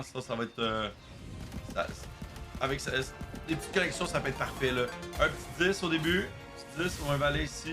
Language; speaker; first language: French; native; French